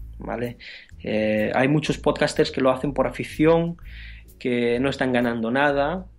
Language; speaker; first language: Spanish; non-native, fluent; Romanian